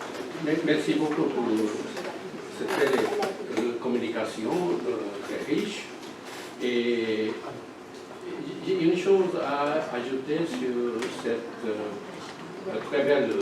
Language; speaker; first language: French; non-native, fluent; Japanese